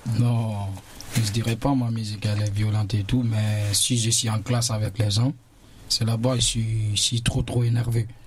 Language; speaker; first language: French; non-native, local second language; Susu